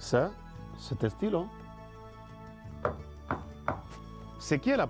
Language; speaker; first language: French; non-native, fluent; Spanish